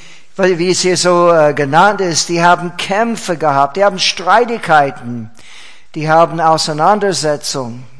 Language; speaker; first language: German; non-native, fluent; English